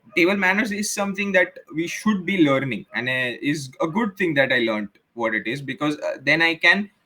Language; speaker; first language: English; non-native, local second language; Gujarati